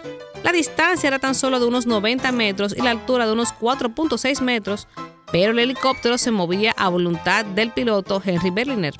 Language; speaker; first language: Spanish; native; Spanish